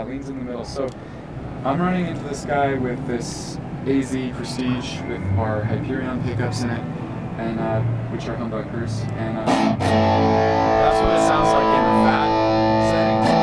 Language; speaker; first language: English; native; English